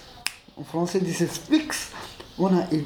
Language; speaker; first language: Spanish; non-native, learner; Arabic